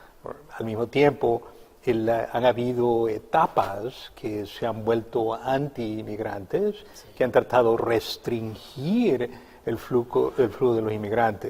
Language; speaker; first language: Spanish; native; Spanish